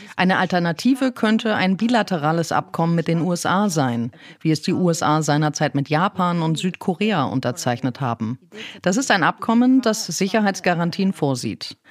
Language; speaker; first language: German; non-native, fluent; Ukrainian